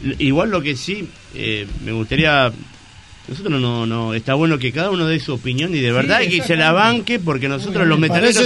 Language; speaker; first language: Spanish; native; Spanish